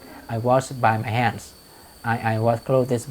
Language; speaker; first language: English; non-native, fluent; Vietnamese